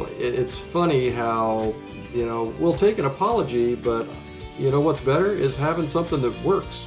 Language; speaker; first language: English; native; English